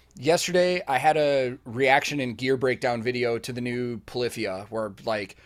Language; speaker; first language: English; native; English